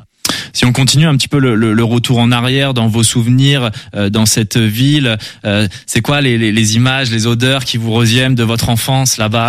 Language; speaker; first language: French; native; French